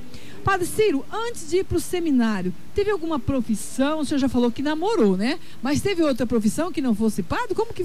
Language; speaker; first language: Portuguese; native; Portuguese